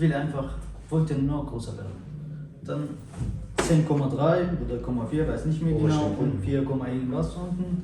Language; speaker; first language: German; non-native, fluent; Arabic